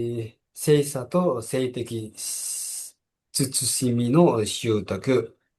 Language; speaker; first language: Japanese; non-native, fluent; Nepali